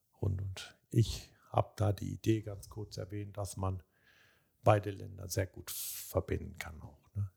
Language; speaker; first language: German; early bilingual, other home language; Turkish